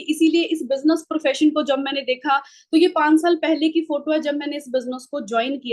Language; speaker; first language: Hindi; non-native, local second language; Punjabi